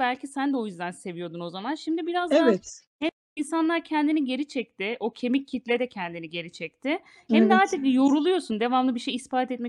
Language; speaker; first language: Turkish; native; Turkish